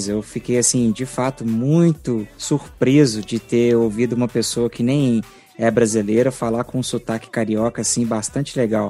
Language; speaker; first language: Portuguese; native; Portuguese